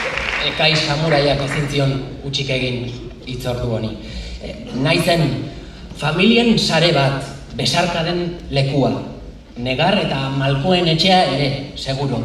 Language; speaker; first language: Basque; native; Basque